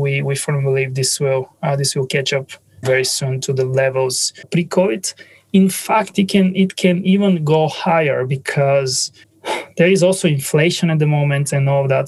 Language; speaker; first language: English; non-native, fluent; Bulgarian